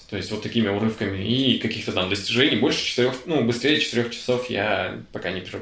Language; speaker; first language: Russian; native; Russian